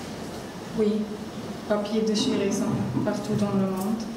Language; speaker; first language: French; non-native, learner; Arabic